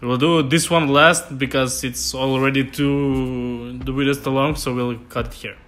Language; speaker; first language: English; non-native, fluent; Macedonian